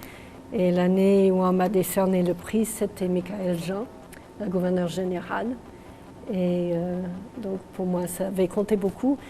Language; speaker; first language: French; non-native, local second language; English